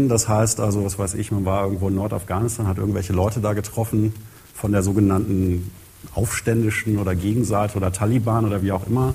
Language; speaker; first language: German; native; German